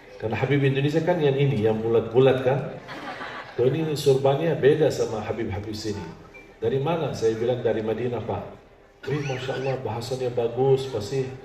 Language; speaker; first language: Indonesian; non-native, fluent; Arabic